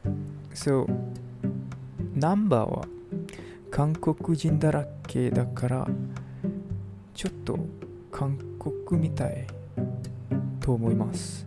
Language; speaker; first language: Japanese; non-native, learner; English